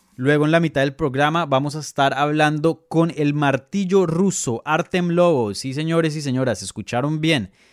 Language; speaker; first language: Spanish; native; Spanish